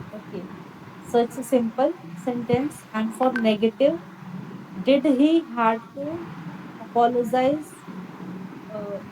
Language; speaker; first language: English; non-native, learner; Hindi